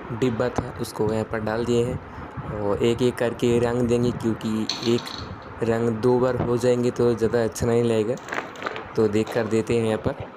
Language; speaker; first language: Hindi; non-native, local second language; Bangla